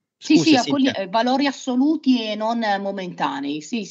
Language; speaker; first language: Italian; native; Italian